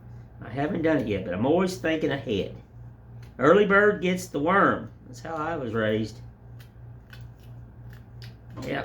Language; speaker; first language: English; native; English